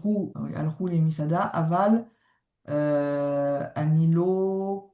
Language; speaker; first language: Hebrew; non-native, learner; French